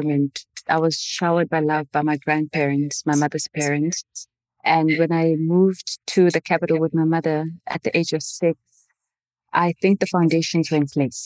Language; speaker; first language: English; non-native, local second language; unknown